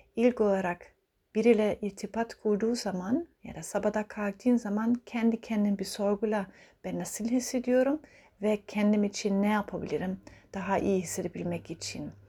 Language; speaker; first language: Turkish; early bilingual, heritage; Turkish